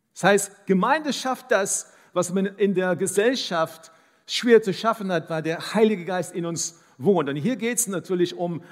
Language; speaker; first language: German; non-native, fluent; English